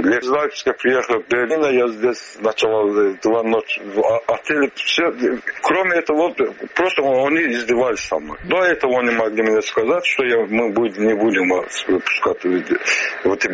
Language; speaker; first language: Russian; non-native, learner; Azerbaijani